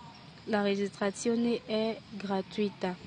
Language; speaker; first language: Italian; non-native, learner; French